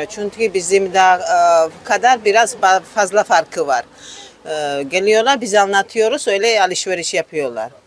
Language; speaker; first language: Turkish; non-native, learner; Georgian